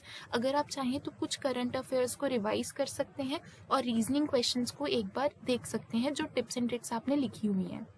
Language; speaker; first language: Hindi; native; Hindi